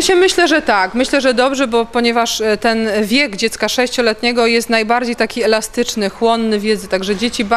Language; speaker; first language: Polish; native; Polish